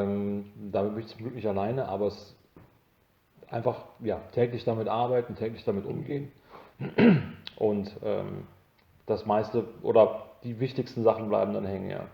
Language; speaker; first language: German; native; German